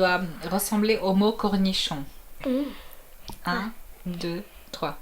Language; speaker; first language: French; native; French